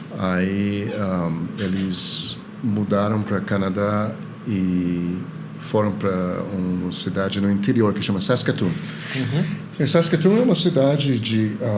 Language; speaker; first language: Portuguese; non-native, fluent; Chinese